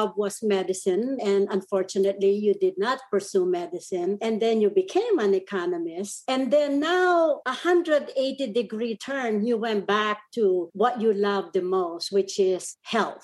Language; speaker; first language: English; non-native, local second language; Pampanga